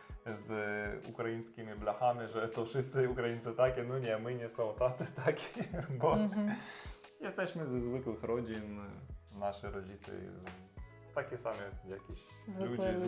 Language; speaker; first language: Polish; non-native, learner; Russian